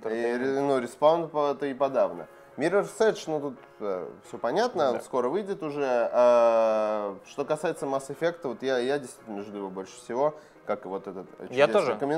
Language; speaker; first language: Russian; native; Russian